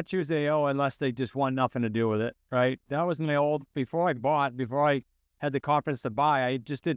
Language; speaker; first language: English; native; English